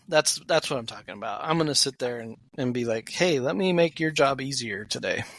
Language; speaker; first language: English; native; English